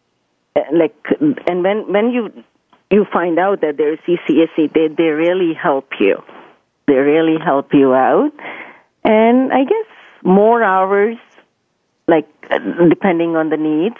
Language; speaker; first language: English; non-native, local second language; Punjabi